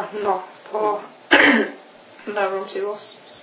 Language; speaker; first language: French; non-native, learner; English